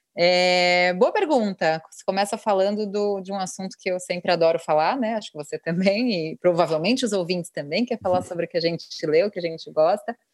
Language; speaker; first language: Portuguese; native; Portuguese